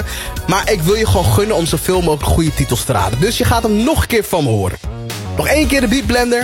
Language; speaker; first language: Dutch; native; Dutch